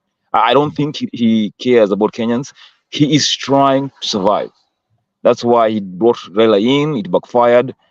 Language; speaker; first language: English; non-native, local second language; Swahili